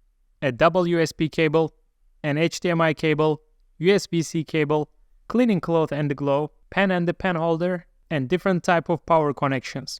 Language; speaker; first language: English; non-native, fluent; Turkish